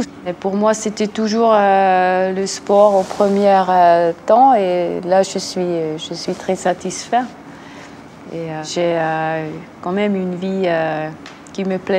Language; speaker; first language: French; non-native, local second language; Swiss German